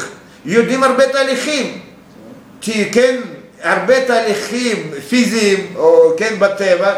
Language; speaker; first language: Hebrew; non-native, fluent; Russian